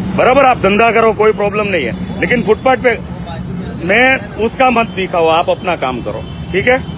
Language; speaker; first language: Hindi; non-native, local second language; Gujarati